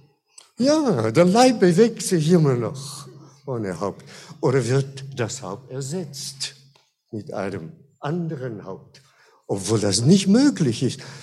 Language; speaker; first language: German; non-native, fluent; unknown